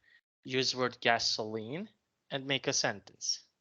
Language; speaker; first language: English; non-native, fluent; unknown